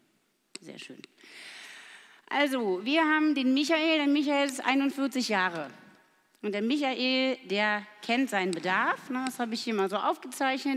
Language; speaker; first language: German; native; German